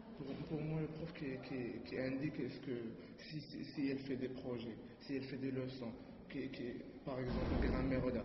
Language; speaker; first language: French; non-native, learner; Arabic